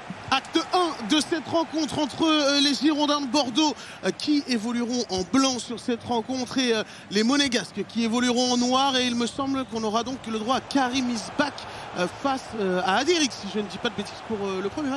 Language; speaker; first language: French; native; French